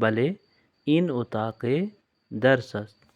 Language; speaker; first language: Persian; non-native, fluent; Urdu